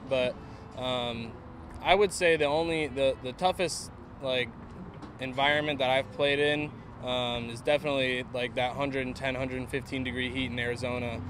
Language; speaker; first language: English; native; English